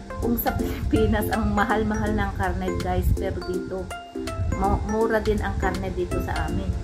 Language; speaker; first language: Filipino; non-native, local second language; Iloko